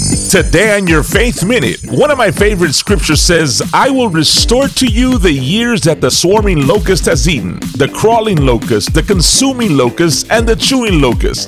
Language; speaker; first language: English; early bilingual, other home language; Spanish